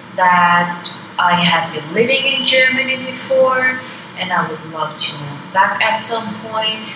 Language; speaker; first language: English; non-native, fluent; Estonian